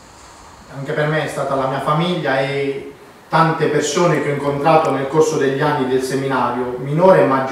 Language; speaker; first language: Italian; native; Italian